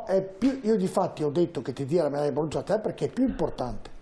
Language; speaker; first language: Italian; native; Italian